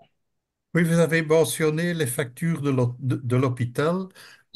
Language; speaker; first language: French; native; French